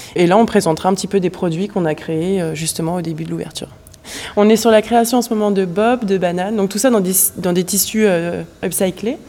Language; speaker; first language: French; native; French